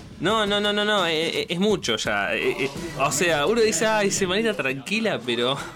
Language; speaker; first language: Spanish; native; Spanish